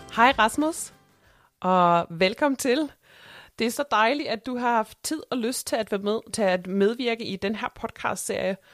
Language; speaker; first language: Danish; non-native, fluent; German